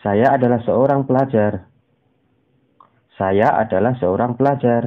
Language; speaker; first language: Indonesian; native; Indonesian